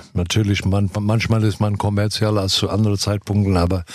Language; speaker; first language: German; non-native, fluent; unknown